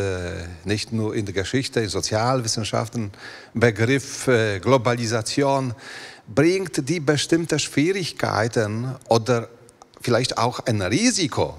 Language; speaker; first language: German; non-native, fluent; Polish